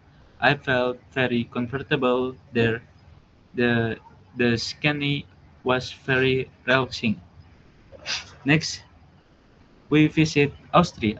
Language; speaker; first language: English; non-native, learner; Indonesian